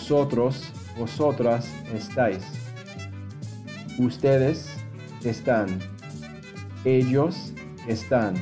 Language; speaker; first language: Spanish; non-native, fluent; English